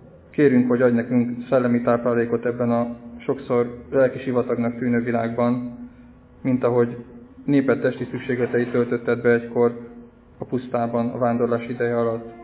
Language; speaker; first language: Hungarian; native; Hungarian